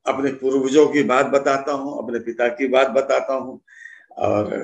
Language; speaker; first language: Hindi; native; Hindi